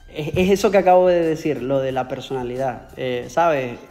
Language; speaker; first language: Spanish; native; Spanish